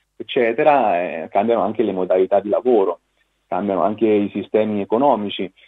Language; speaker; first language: Italian; native; Italian